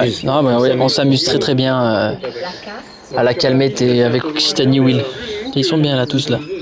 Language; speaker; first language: French; native; French